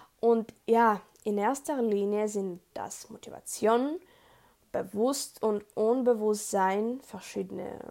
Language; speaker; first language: German; non-native, learner; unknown